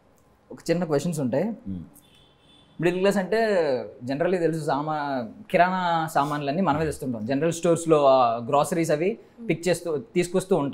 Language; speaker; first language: Telugu; native; Telugu